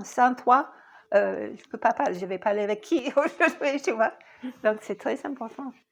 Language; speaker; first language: French; non-native, fluent; English